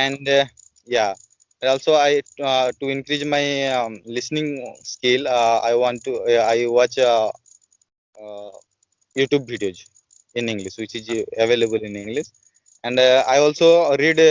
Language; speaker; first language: English; non-native, learner; Odia